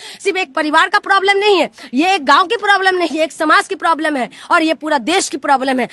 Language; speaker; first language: Hindi; non-native, local second language; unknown